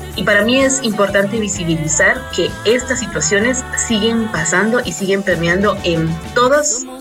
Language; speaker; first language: Spanish; non-native, local second language; Kaqchikel